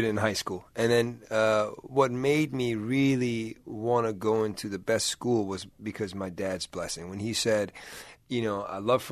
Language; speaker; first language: English; native; English